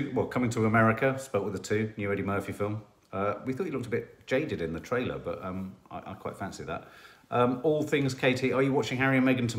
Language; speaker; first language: English; native; English